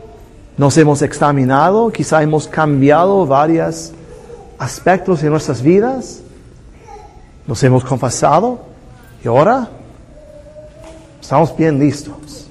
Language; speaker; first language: Spanish; non-native, fluent; English